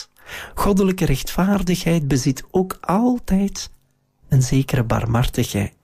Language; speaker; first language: Dutch; native; Dutch